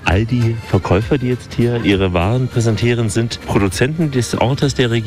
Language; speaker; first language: German; native; German